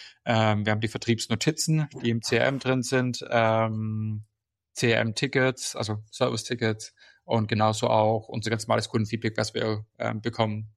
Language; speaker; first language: German; native; German